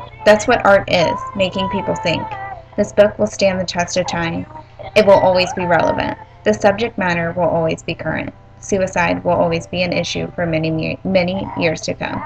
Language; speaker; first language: English; native; English